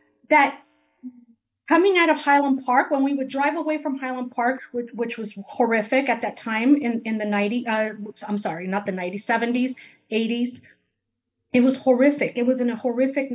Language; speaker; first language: English; early bilingual, other home language; Spanish